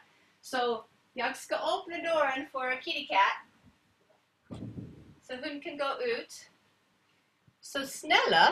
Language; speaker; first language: Swedish; non-native, learner; English